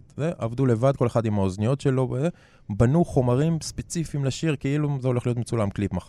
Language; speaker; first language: Hebrew; native; Hebrew